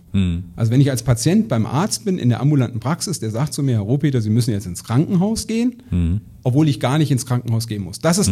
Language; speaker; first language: German; native; German